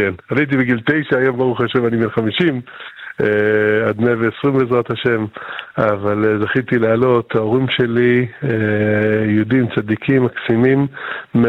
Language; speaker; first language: Hebrew; early bilingual, other home language; English